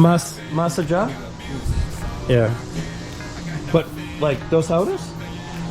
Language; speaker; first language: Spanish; non-native, learner; English